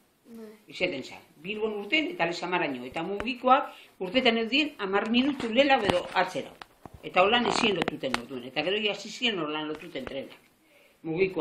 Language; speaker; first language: Basque; native; Basque